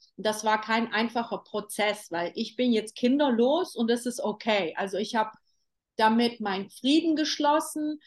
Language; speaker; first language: German; native; German